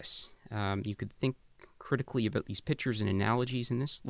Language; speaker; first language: English; native; English